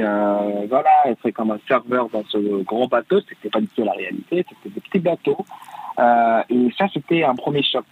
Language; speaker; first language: French; non-native, fluent; Arabic